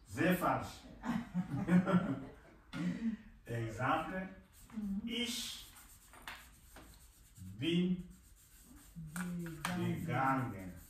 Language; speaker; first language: German; non-native, fluent; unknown